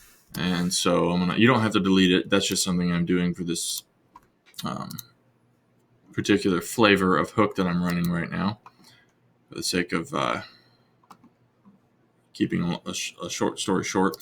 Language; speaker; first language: English; native; English